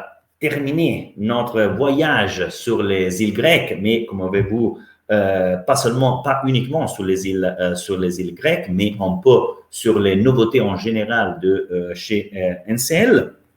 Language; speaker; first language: French; non-native, fluent; Italian